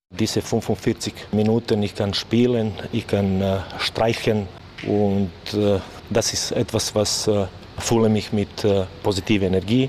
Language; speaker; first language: German; non-native, learner; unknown